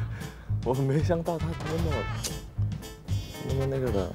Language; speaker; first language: Chinese; non-native, fluent; Korean